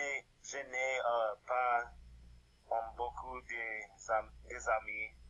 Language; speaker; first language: French; non-native, learner; English